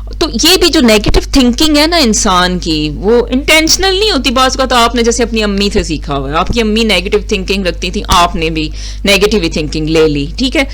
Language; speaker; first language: Urdu; non-native, local second language; Punjabi